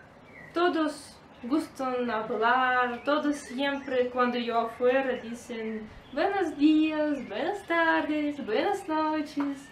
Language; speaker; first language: Spanish; non-native, learner; Russian